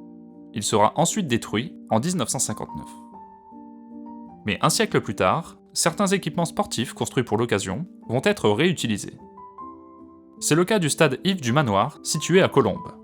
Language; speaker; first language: French; native; French